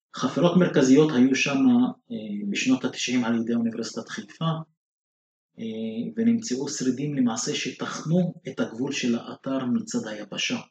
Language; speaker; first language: Hebrew; non-native, local second language; Arabic